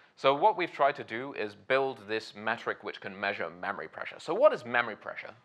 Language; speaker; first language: English; native; English